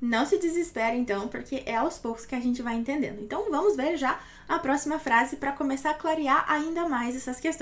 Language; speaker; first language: Portuguese; native; Portuguese